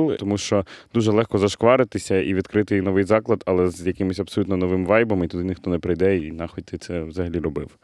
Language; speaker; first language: Ukrainian; non-native, local second language; Russian